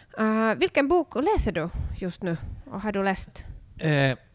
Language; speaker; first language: Swedish; non-native, local second language; Finnish